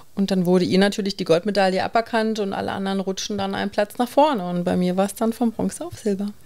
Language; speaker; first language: German; native; German